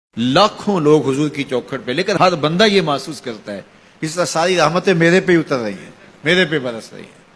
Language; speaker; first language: Urdu; non-native, local second language; Punjabi